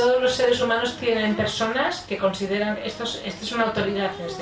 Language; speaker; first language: Spanish; native; Spanish